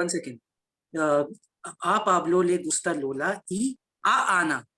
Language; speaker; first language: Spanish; non-native, learner; Hindi